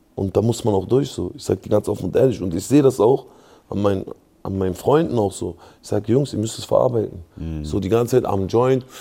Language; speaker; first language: German; native; German